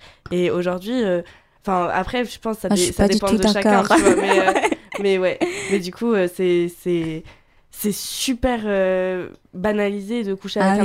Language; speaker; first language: French; native; French